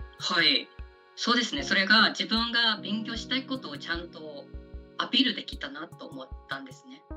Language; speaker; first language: Japanese; non-native, fluent; Burmese